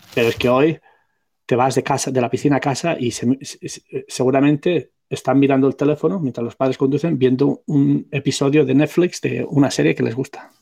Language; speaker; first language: Spanish; non-native, local second language; Catalan